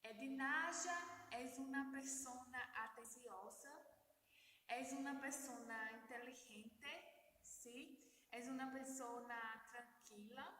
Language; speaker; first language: Spanish; non-native, learner; Portuguese